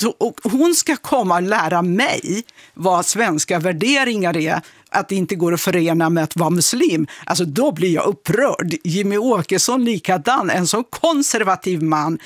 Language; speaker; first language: Swedish; non-native, fluent; Kurdish